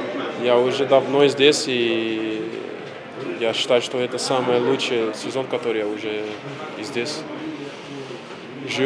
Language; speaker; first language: Russian; non-native, fluent; Portuguese